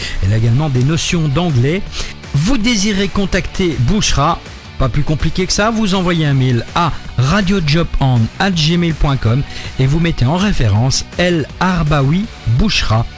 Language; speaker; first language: French; native; French